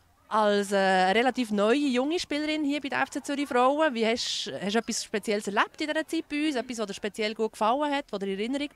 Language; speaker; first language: German; native; German